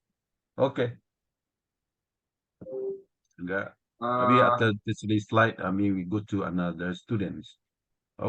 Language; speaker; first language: English; non-native, learner; Indonesian